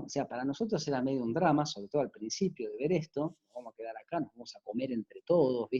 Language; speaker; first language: Spanish; native; Spanish